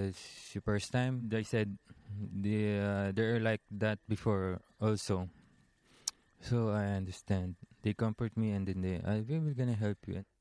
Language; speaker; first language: English; non-native, local second language; Filipino